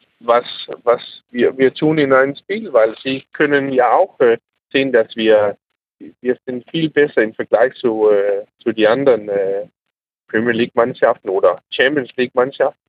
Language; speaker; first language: German; non-native, learner; Danish